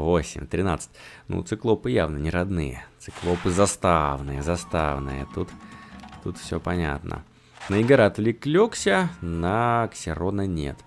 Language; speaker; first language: Russian; native; Russian